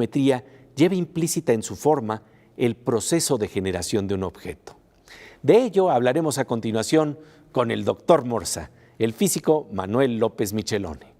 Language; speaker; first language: Spanish; native; Spanish